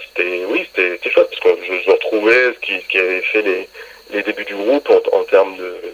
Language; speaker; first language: French; native; French